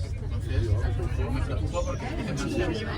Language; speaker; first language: Spanish; native; Spanish